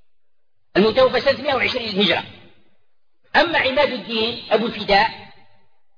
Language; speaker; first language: Arabic; native; Arabic